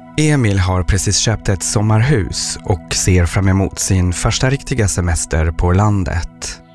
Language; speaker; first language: Swedish; non-native, fluent; French